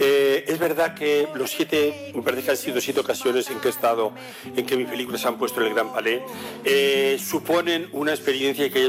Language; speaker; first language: Spanish; native; Spanish